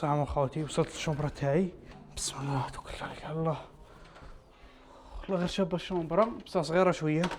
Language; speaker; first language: Arabic; native; Arabic